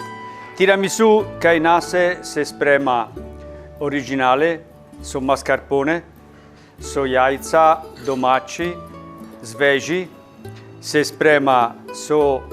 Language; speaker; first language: Macedonian; non-native, learner; Italian